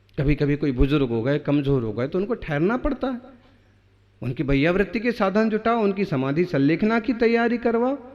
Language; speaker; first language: Hindi; native; Hindi